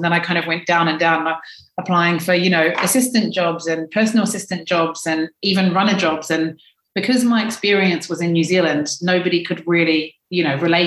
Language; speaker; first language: English; native; English